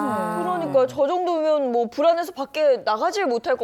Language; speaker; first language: Korean; native; Korean